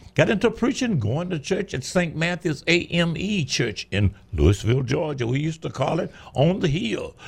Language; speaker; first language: English; native; English